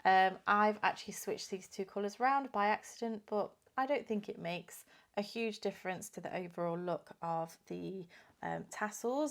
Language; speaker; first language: English; native; English